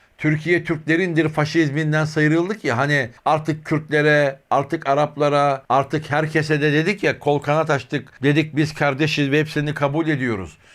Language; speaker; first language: Turkish; native; Turkish